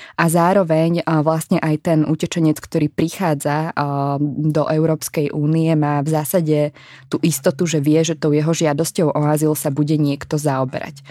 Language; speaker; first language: Slovak; native; Slovak